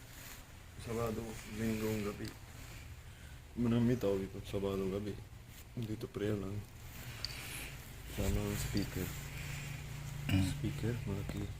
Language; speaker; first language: Filipino; non-native, learner; Punjabi